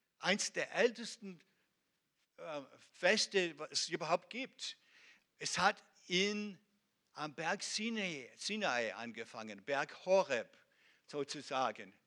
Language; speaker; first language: German; non-native, fluent; Hebrew